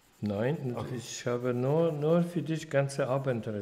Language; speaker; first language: German; non-native, fluent; Polish